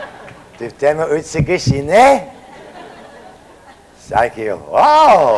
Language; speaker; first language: Japanese; non-native, learner; English